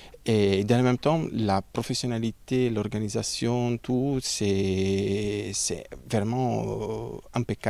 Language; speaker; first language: French; non-native, learner; Italian